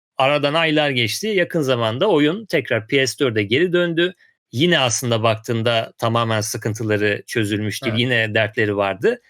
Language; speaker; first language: Turkish; native; Turkish